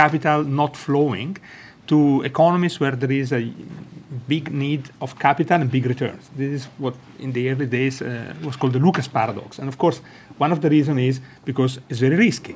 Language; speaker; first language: English; non-native, fluent; Italian